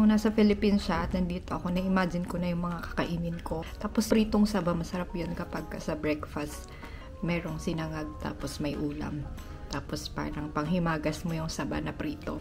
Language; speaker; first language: Filipino; native; Filipino